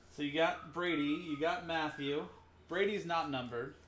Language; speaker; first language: English; native; English